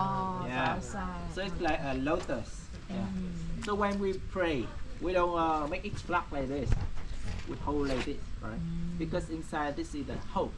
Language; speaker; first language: English; non-native, fluent; Vietnamese